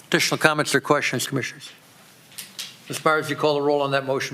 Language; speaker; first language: English; native; English